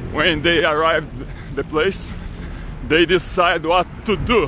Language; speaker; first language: English; non-native, learner; Portuguese